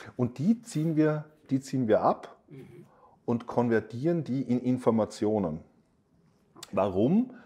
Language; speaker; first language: German; native; German